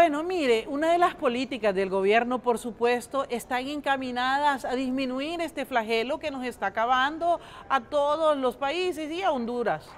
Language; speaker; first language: Spanish; native; Spanish